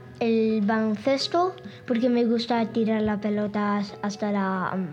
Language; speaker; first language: Spanish; early bilingual, heritage; English